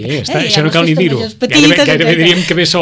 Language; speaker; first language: Catalan; native; Catalan